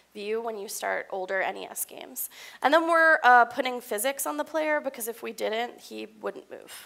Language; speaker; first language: English; native; English